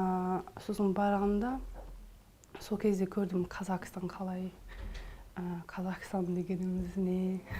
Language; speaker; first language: Kazakh; early bilingual, heritage; Kazakh